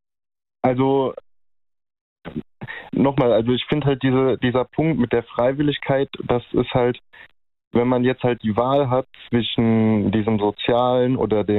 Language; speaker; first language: German; native; German